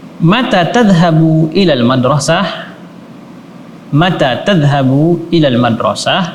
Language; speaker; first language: Arabic; non-native, fluent; Indonesian